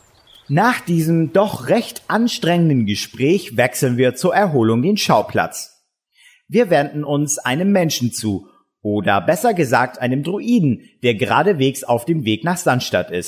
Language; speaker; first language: German; native; German